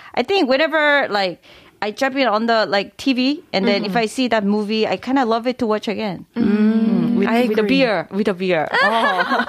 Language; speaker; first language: English; non-native, fluent; Korean